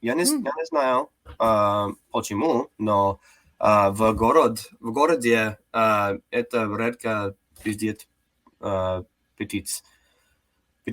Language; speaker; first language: Russian; non-native, learner; English